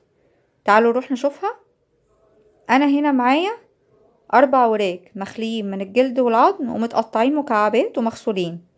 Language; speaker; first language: Arabic; native; Arabic